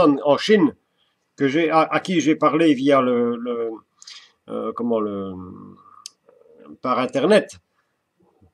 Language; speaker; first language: French; native; French